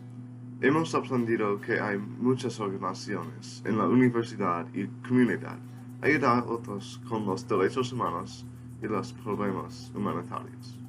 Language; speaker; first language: Spanish; non-native, learner; English